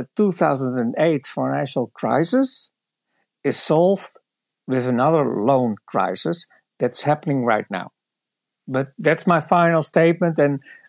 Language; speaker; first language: English; non-native, learner; Dutch